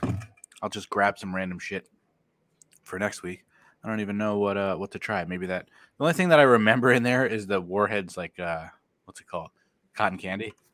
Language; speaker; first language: English; native; English